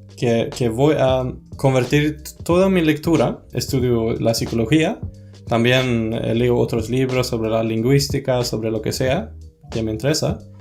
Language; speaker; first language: Spanish; non-native, fluent; Swedish